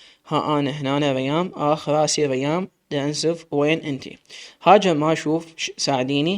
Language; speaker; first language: Arabic; native; Arabic